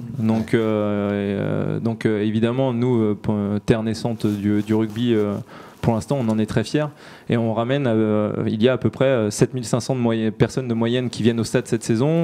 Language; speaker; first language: French; native; French